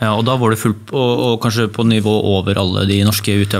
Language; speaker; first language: Norwegian; native; Norwegian